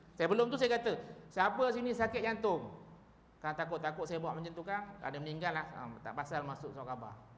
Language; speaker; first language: Malay; native; Malay